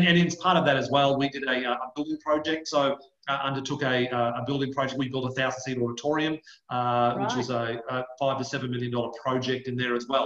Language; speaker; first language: English; native; English